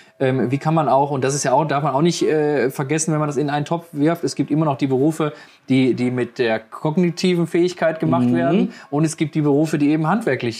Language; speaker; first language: German; native; German